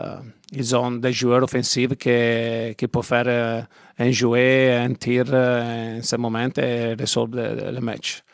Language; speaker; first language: French; non-native, learner; Italian